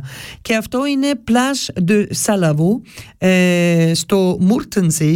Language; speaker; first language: Greek; early bilingual, heritage; Greek